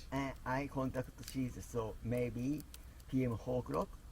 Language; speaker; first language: English; non-native, learner; Japanese